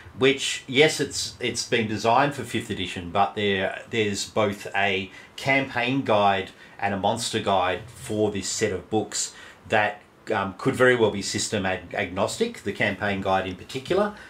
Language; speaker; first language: English; native; English